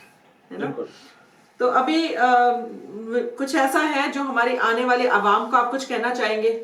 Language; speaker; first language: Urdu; non-native, local second language; Punjabi